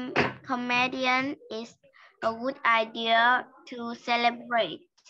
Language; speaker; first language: English; non-native, learner; Vietnamese